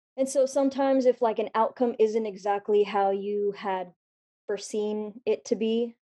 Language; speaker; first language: English; native; English